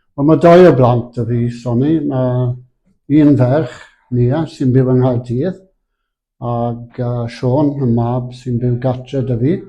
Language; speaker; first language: Welsh; non-native, local second language; English